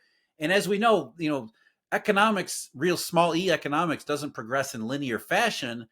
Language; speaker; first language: English; native; English